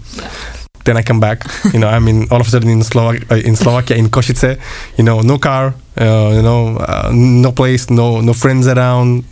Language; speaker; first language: English; non-native, local second language; Marathi